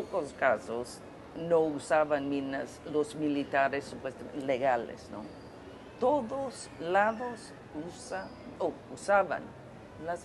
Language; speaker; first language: Spanish; non-native, fluent; English